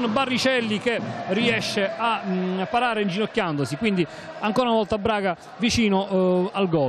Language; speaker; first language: Italian; native; Italian